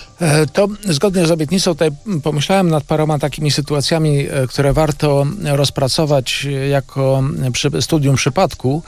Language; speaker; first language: Polish; native; Polish